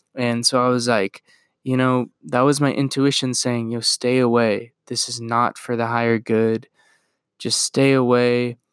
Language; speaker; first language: English; native; English